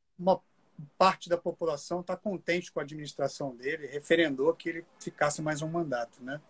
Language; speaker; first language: Portuguese; native; Portuguese